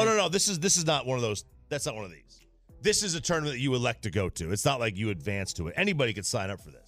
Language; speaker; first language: English; native; English